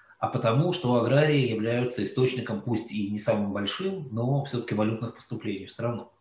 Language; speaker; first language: Russian; native; Russian